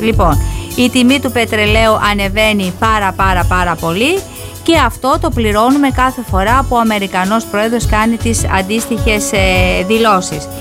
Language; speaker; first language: Greek; native; Greek